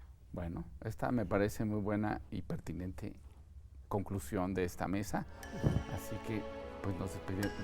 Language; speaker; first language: Spanish; native; Spanish